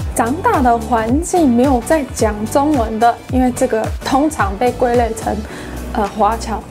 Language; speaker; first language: Chinese; non-native, fluent; English